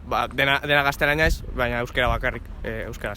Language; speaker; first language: Basque; non-native, local second language; Spanish